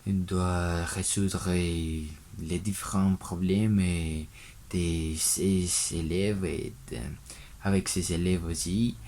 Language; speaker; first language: French; non-native, learner; Spanish